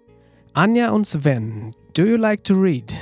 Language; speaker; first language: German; non-native, fluent; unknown